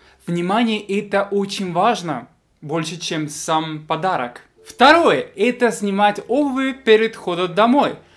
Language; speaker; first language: Russian; non-native, fluent; Spanish